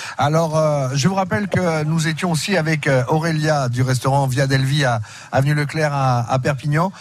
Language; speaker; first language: French; native; French